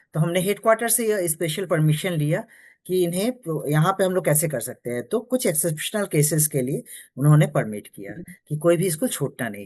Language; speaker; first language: Hindi; non-native, local second language; Bangla